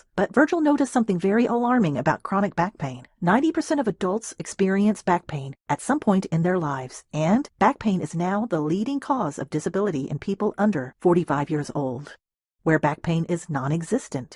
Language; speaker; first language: English; native; English